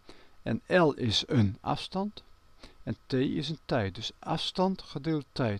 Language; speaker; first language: Dutch; native; Dutch